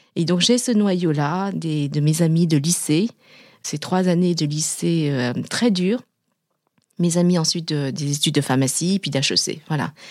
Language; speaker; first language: French; early bilingual, other home language; Vietnamese